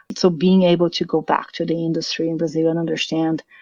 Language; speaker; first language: English; non-native, fluent; Portuguese